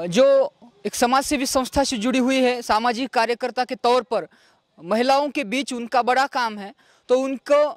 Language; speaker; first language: Hindi; non-native, local second language; Marathi